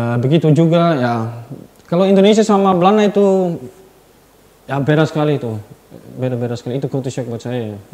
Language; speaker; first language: Indonesian; non-native, fluent; Dutch